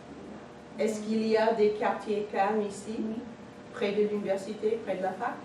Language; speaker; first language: French; non-native, fluent; English